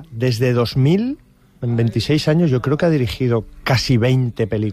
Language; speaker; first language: Spanish; native; Spanish